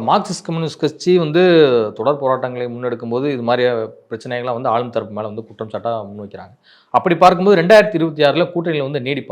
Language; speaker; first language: Tamil; native; Tamil